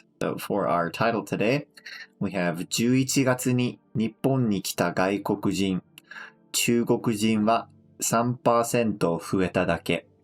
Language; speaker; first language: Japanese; non-native, fluent; English